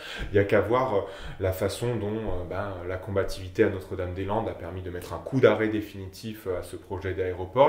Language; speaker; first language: French; native; French